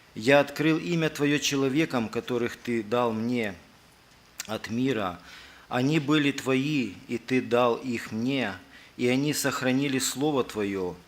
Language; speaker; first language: Russian; native; Russian